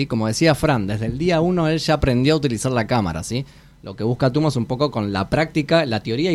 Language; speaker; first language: Spanish; native; Spanish